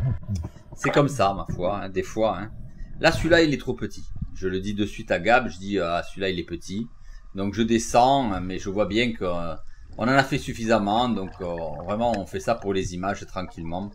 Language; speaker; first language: French; native; French